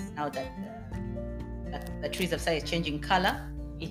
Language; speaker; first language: English; non-native, local second language; Ganda